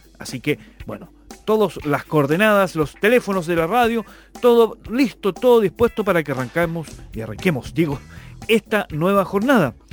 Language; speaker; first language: Spanish; native; Spanish